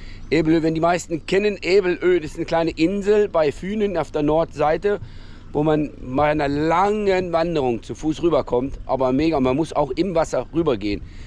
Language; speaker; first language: German; non-native, fluent; Danish